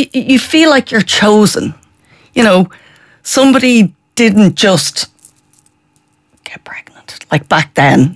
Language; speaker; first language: English; native; English